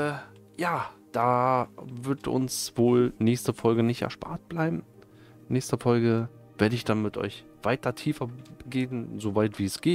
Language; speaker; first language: German; native; German